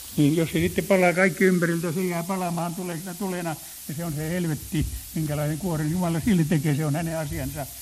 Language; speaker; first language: Finnish; native; Finnish